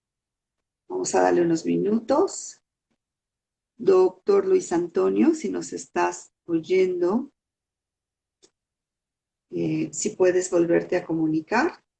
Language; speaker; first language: Spanish; native; Spanish